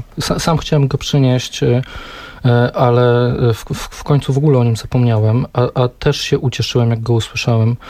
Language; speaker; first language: Polish; native; Polish